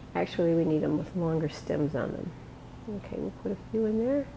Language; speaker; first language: English; native; English